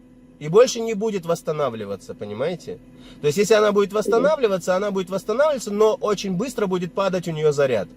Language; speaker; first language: Russian; native; Russian